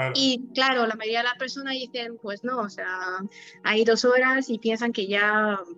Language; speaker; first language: Spanish; non-native, fluent; Polish